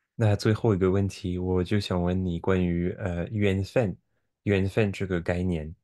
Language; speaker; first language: Chinese; non-native, fluent; French